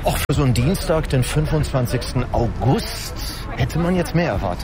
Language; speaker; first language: German; native; German